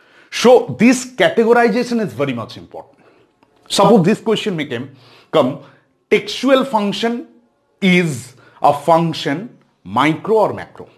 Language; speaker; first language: English; non-native, local second language; Bangla